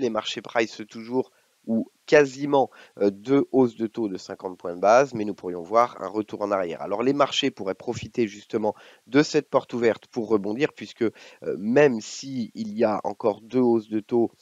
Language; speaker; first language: French; native; French